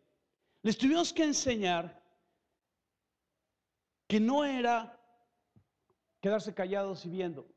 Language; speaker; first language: Spanish; native; Spanish